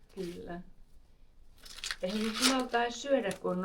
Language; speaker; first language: Finnish; native; Finnish